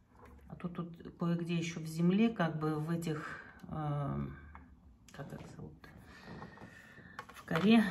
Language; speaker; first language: Russian; native; Russian